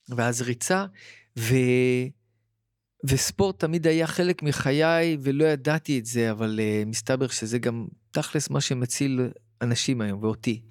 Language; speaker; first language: Hebrew; early bilingual, other home language; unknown